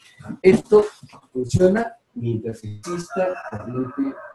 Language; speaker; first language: Spanish; native; Spanish